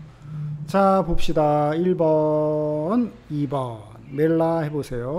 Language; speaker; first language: Korean; native; Korean